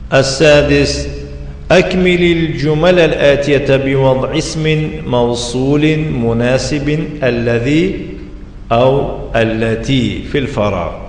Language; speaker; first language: Arabic; non-native, fluent; Persian